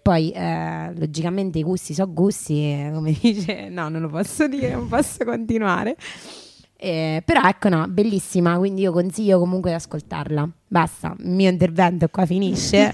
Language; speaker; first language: Italian; native; Italian